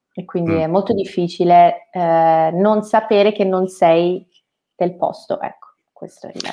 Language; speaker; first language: Italian; early bilingual, other home language; Persian